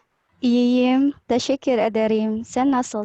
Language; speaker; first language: Turkish; non-native, learner; Indonesian